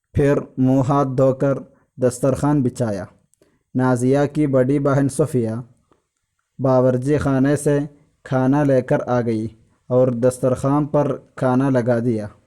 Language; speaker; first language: Hindi; non-native, local second language; Malayalam